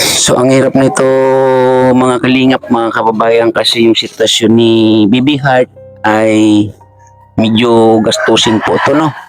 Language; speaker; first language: Filipino; native; Filipino